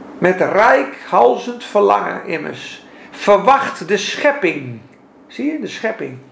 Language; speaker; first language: Dutch; non-native, fluent; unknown